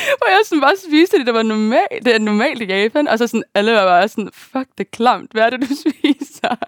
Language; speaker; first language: Danish; early bilingual, other home language; Japanese